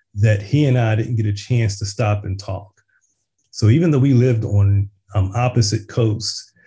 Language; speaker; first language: English; native; English